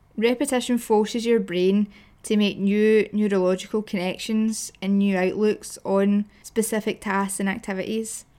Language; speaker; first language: English; native; English